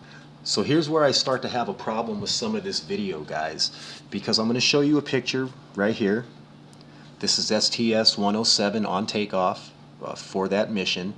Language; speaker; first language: English; native; English